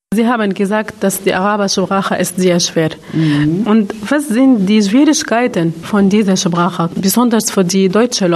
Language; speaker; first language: German; non-native, learner; Arabic